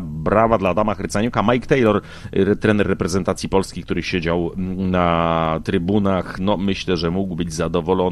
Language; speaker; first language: Polish; native; Polish